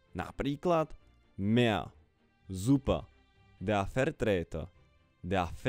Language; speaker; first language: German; non-native, fluent; Slovak